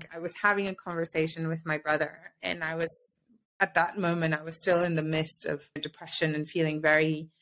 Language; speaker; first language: English; non-native, fluent; Spanish